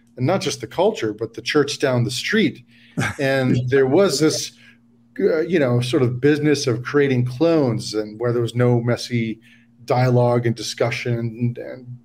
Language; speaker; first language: English; native; English